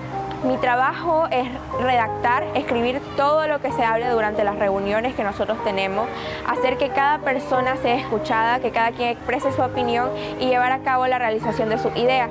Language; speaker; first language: Spanish; native; Spanish